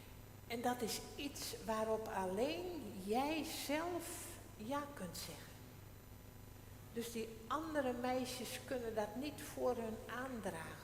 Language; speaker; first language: Dutch; non-native, local second language; Western Frisian